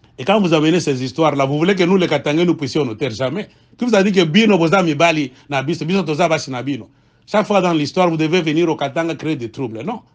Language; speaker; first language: French; non-native, local second language; Swahili